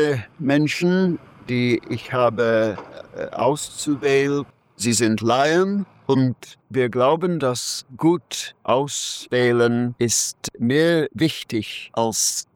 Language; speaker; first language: German; non-native, learner; English